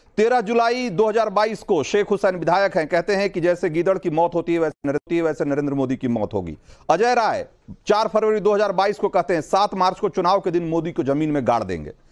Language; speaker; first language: Hindi; native; Hindi